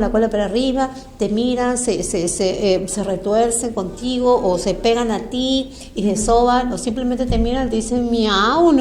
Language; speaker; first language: Spanish; native; Spanish